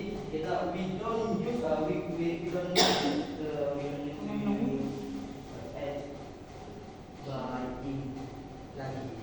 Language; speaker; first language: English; non-native, learner; Indonesian